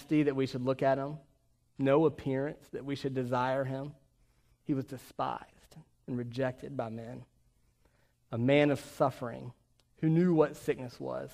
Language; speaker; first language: English; native; English